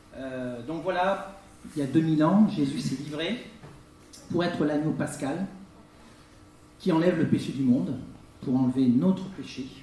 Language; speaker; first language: French; native; French